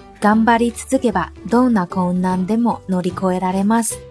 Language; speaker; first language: Japanese; non-native, fluent; Chinese